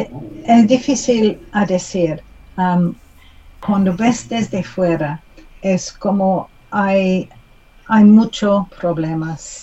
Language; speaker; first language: Spanish; non-native, learner; English